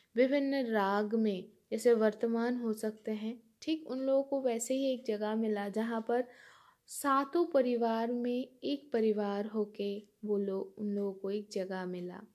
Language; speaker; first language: Hindi; non-native, local second language; Bangla